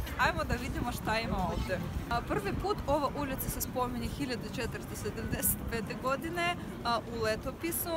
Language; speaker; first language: Bosnian; non-native, fluent; Russian